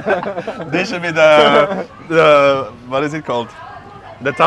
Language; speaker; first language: English; non-native, fluent; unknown